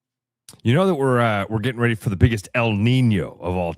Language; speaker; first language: English; native; English